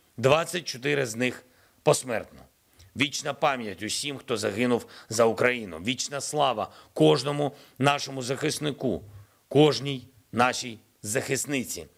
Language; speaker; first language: Ukrainian; non-native, local second language; Russian